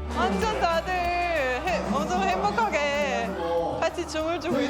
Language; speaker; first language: Korean; non-native, learner; Estonian